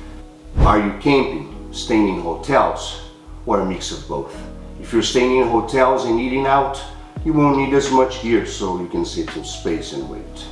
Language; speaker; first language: English; non-native, fluent; Portuguese